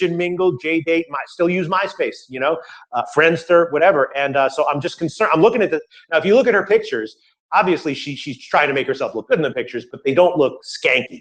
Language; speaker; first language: English; native; English